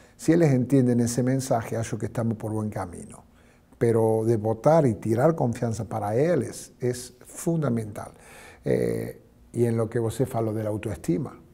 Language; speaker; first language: Spanish; native; Spanish